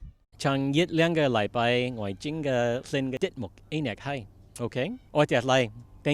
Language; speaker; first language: Cantonese; early bilingual, heritage; Cantonese